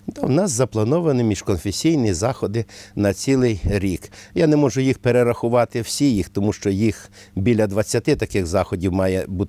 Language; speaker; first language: Ukrainian; native; Ukrainian